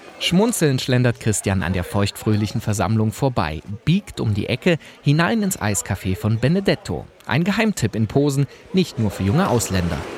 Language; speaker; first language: German; native; German